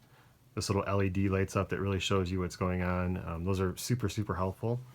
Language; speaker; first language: English; native; English